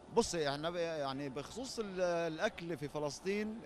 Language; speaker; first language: Arabic; native; Arabic